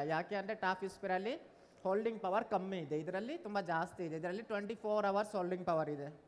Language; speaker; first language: Kannada; non-native, learner; Bangla